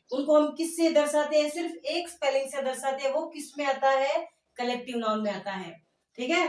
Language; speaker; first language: Hindi; native; Hindi